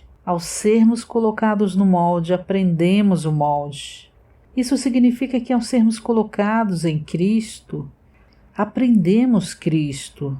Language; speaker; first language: Portuguese; native; Portuguese